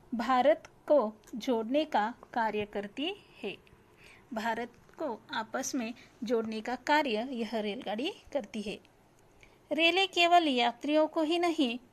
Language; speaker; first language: Hindi; non-native, local second language; Marathi